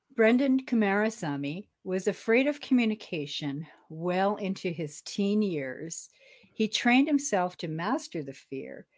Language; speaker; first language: English; native; English